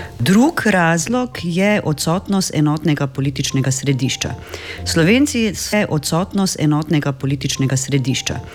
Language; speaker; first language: Slovenian; native; Slovenian